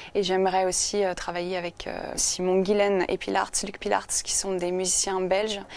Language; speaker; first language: French; native; French